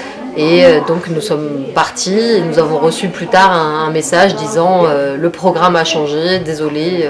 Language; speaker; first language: French; native; French